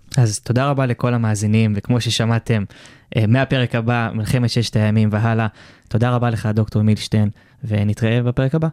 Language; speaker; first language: Hebrew; native; Hebrew